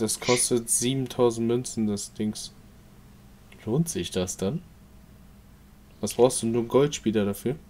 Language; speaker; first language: German; native; German